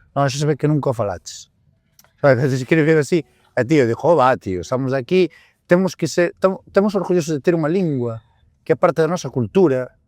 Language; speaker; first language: Galician; non-native, local second language; Spanish